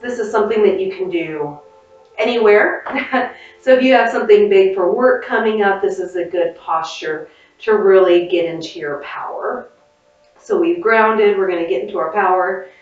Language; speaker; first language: English; native; English